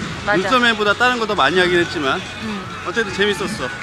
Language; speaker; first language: Korean; native; Korean